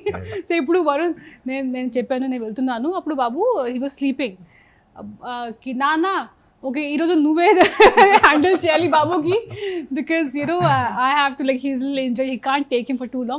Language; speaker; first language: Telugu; non-native, local second language; Hindi